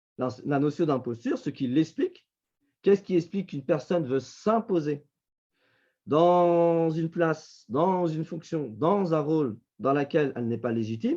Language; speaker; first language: French; native; French